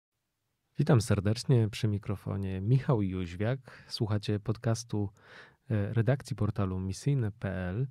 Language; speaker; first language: Polish; native; Polish